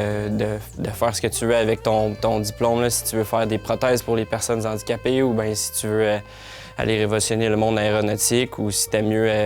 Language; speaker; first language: French; native; French